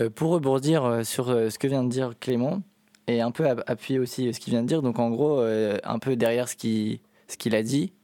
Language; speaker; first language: French; native; French